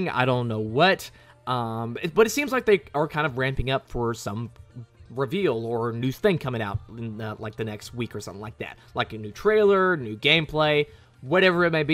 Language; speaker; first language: English; native; English